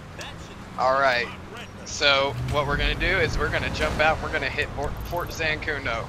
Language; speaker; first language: English; native; English